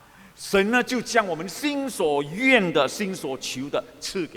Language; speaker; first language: Chinese; early bilingual, heritage; Chinese